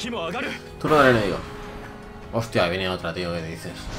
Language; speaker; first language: Spanish; native; Spanish